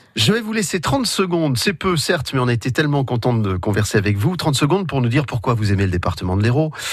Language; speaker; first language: French; native; French